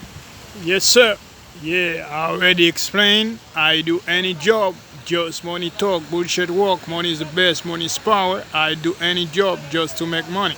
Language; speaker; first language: English; non-native, learner; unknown